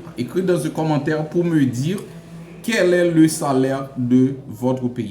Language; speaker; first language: French; non-native, local second language; Haitian Creole